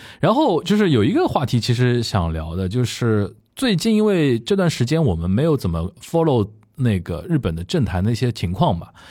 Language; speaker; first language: Chinese; native; Chinese